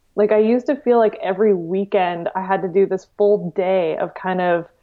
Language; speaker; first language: English; native; English